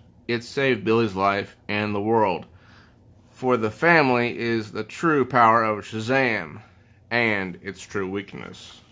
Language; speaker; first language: English; native; English